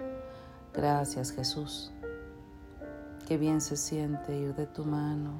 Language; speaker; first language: Spanish; native; Spanish